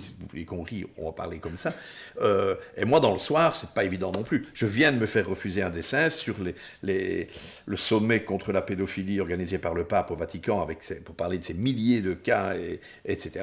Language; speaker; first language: French; native; French